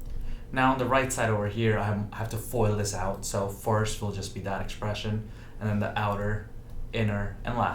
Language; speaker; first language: English; native; English